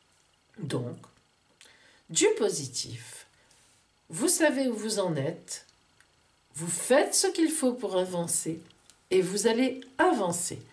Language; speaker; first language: French; native; French